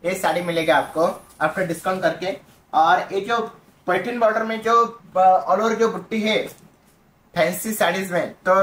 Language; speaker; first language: Hindi; non-native, local second language; Marathi